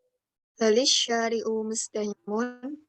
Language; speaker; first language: Arabic; non-native, learner; Indonesian